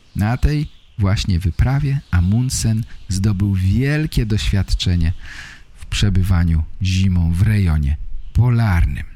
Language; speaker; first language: Polish; native; Polish